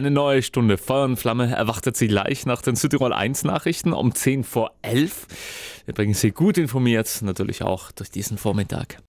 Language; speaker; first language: German; native; German